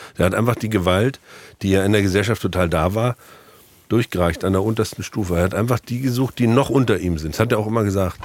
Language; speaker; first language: German; native; German